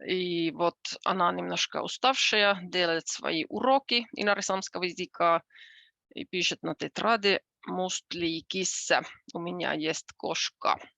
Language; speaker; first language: Russian; non-native, fluent; Finnish